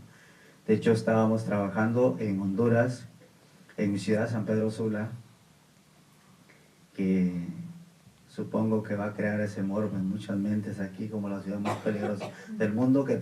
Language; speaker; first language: Spanish; native; Spanish